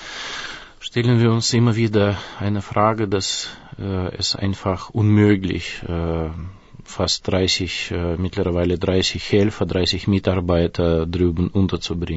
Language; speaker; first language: German; non-native, fluent; Russian